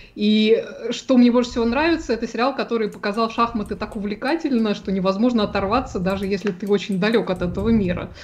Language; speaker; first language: Russian; native; Russian